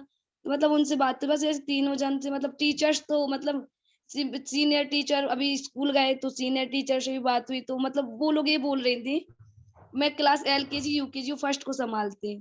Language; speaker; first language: Hindi; native; Hindi